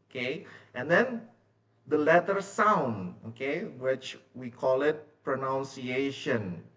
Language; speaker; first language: English; non-native, fluent; Indonesian